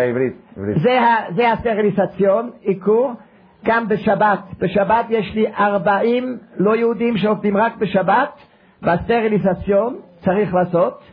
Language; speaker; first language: Hebrew; non-native, fluent; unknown